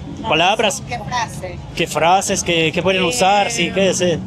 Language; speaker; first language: Spanish; non-native, learner; Polish